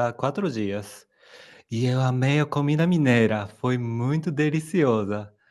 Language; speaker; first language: Portuguese; non-native, fluent; Japanese